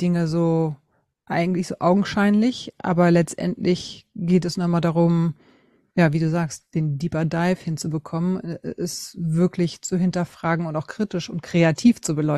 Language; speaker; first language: German; native; German